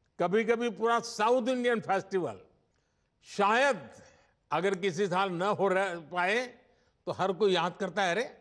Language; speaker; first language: Hindi; non-native, local second language; Gujarati